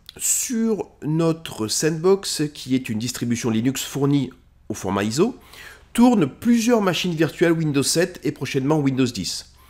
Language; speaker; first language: French; native; French